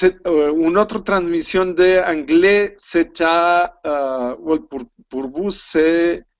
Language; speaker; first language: French; non-native, learner; Spanish